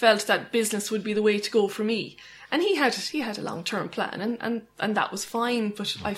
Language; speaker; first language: English; native; English